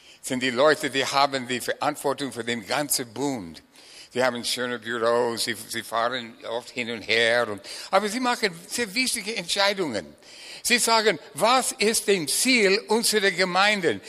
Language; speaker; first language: German; non-native, fluent; English